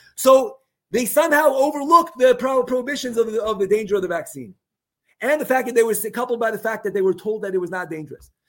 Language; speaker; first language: English; native; English